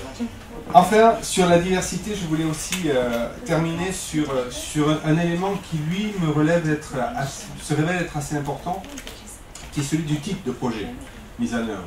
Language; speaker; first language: French; native; French